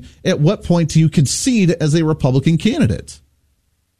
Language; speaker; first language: English; native; English